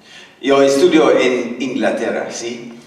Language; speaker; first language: Spanish; non-native, learner; English